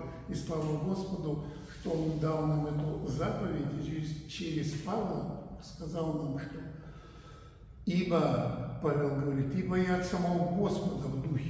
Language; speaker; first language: Russian; native; Russian